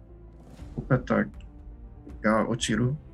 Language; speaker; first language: Japanese; non-native, learner; English